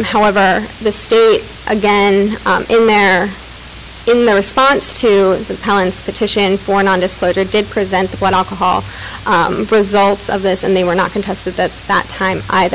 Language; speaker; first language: English; native; English